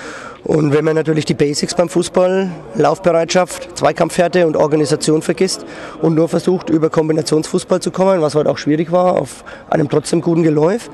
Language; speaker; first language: German; native; German